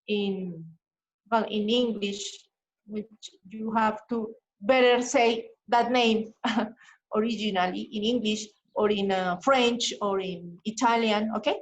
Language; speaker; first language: English; non-native, fluent; Spanish